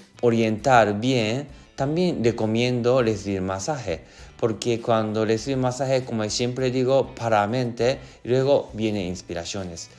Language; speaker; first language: Spanish; non-native, learner; Japanese